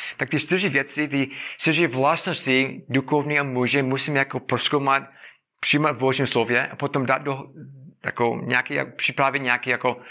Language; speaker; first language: Czech; non-native, fluent; English